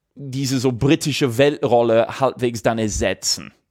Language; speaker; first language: German; non-native, fluent; English